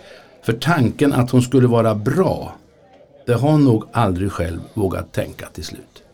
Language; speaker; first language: Swedish; native; Swedish